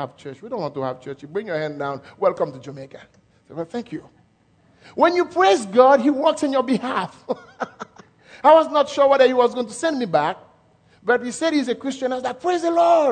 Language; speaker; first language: English; non-native, fluent; French